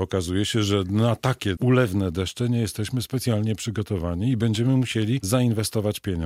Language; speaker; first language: Polish; native; Polish